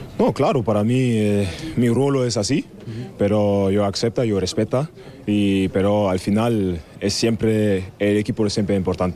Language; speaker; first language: Spanish; non-native, learner; German